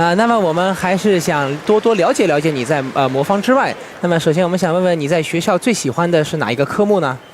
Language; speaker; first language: Chinese; native; Chinese